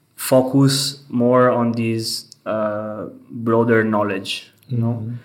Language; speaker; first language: English; non-native, fluent; Italian